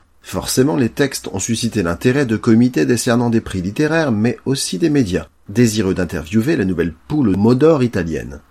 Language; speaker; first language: French; native; French